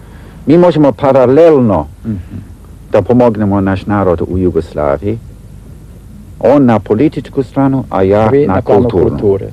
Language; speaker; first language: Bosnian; early bilingual, heritage; Serbian